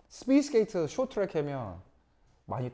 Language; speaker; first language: Korean; early bilingual, other home language; English